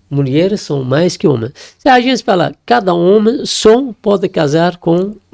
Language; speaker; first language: Portuguese; non-native, learner; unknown